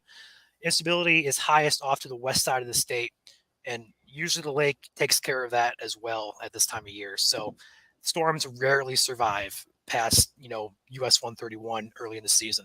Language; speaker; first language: English; native; English